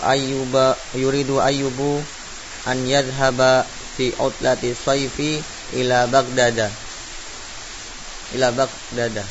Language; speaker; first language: Arabic; non-native, learner; Indonesian